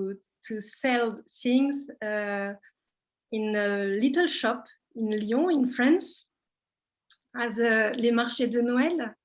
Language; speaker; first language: English; non-native, learner; French